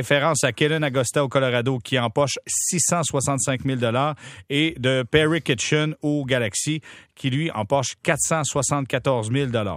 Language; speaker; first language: French; native; French